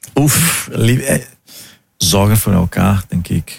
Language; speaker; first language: Dutch; non-native, fluent; Portuguese